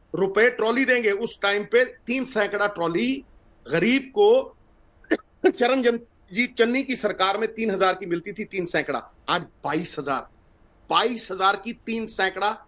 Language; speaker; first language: Hindi; non-native, local second language; Punjabi